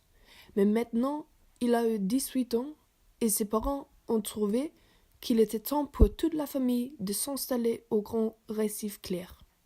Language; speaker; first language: French; non-native, learner; English